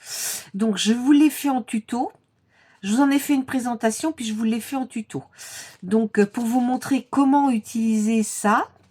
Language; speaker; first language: French; native; French